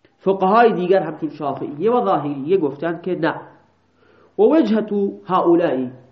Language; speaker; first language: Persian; non-native, local second language; Baluchi